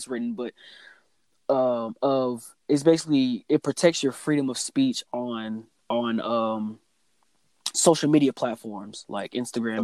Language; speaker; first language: English; native; English